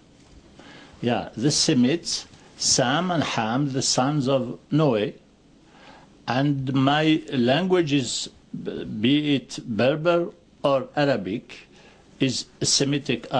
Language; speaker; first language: English; non-native, fluent; Arabic